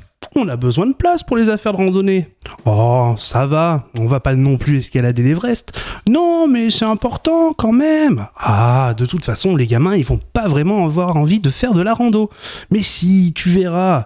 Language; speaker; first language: French; native; French